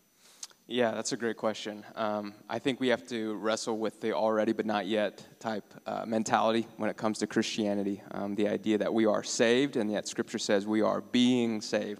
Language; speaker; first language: English; native; English